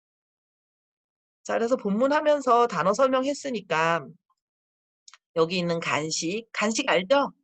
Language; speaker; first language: Korean; native; Korean